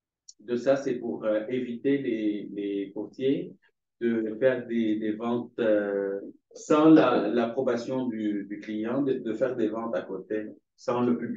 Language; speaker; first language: French; non-native, fluent; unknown